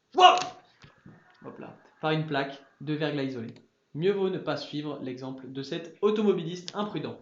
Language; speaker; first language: French; early bilingual, other home language; English